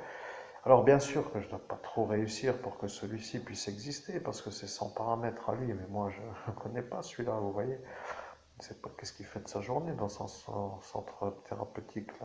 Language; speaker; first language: French; native; French